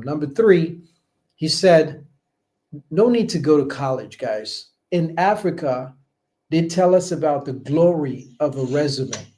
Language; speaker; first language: English; non-native, fluent; French